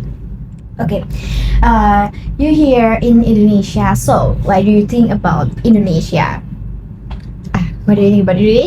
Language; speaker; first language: English; non-native, learner; Indonesian